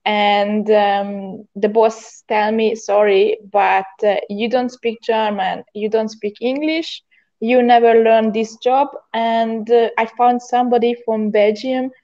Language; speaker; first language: English; non-native, learner; Hungarian